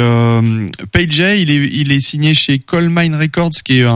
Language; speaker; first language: French; native; French